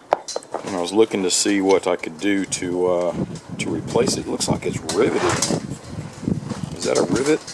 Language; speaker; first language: English; native; English